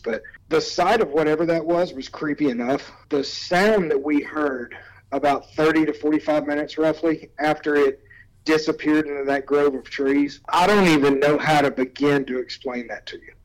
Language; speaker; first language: English; native; English